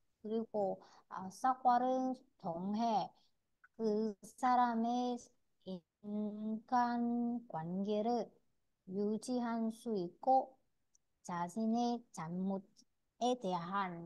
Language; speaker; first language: Korean; non-native, learner; Vietnamese